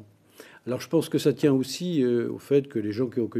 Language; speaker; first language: French; native; French